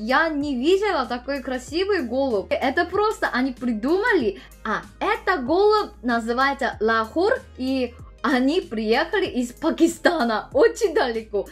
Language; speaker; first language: Russian; non-native, learner; Korean